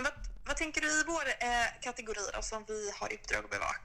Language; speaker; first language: Swedish; native; Swedish